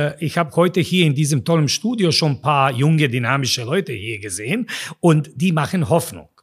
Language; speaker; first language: German; non-native, fluent; Serbian